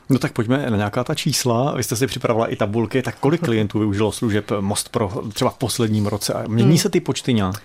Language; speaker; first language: Czech; native; Czech